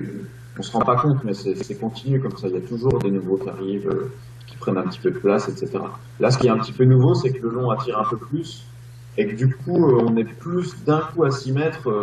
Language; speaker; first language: French; native; French